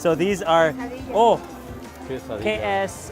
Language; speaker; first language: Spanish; non-native, learner; English